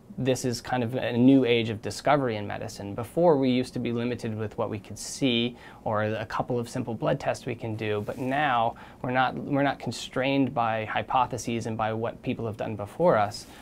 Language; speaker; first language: English; native; English